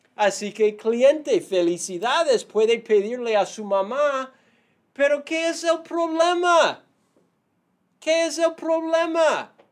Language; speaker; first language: Spanish; non-native, fluent; English